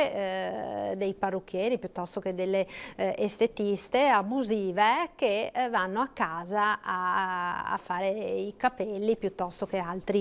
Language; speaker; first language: Italian; native; Italian